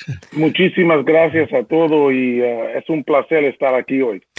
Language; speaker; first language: Spanish; early bilingual, heritage; Spanish